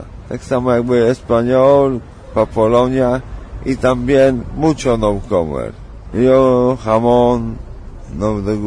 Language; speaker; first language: Spanish; non-native, learner; Polish